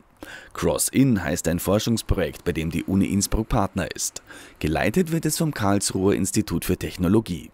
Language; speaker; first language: German; native; German